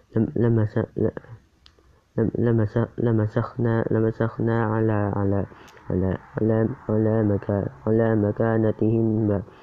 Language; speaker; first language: Arabic; non-native, learner; Indonesian